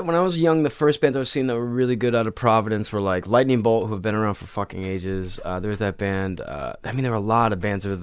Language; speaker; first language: English; native; English